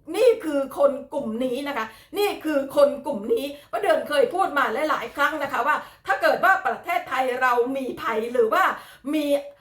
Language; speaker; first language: Thai; native; Thai